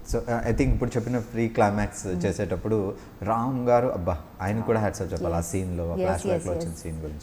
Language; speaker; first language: Telugu; native; Telugu